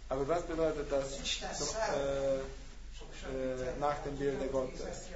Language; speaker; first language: German; non-native, learner; Hungarian